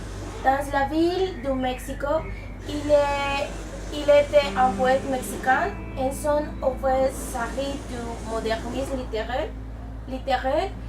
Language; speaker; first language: French; non-native, learner; Spanish